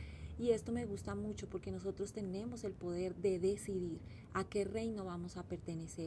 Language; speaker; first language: Spanish; native; Spanish